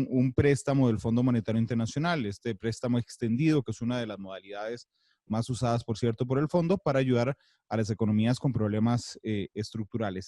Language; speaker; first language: Spanish; native; Spanish